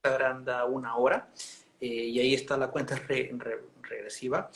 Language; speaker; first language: Spanish; native; Spanish